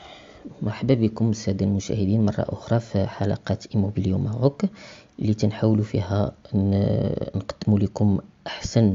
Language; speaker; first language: Arabic; native; Arabic